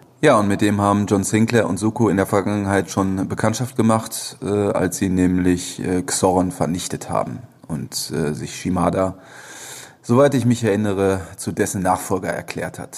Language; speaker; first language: German; native; German